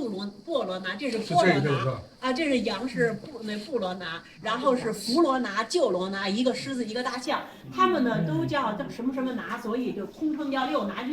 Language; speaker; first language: Chinese; native; Chinese